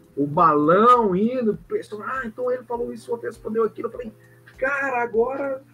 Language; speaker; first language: Portuguese; native; Portuguese